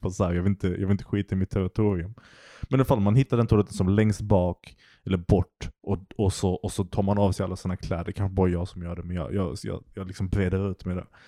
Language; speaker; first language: Swedish; early bilingual, other home language; Turkish